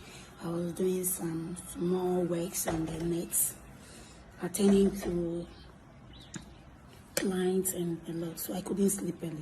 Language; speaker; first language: English; non-native, local second language; Akan